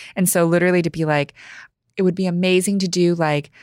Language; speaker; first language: English; early bilingual, other home language; Cantonese